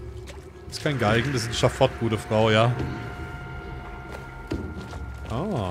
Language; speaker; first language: German; native; German